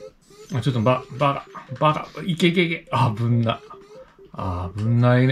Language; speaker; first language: Japanese; native; Japanese